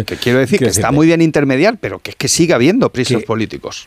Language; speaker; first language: Spanish; native; Spanish